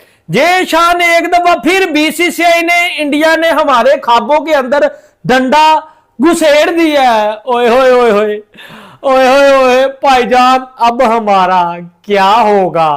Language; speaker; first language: Hindi; native; Hindi